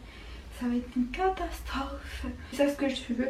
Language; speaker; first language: French; native; French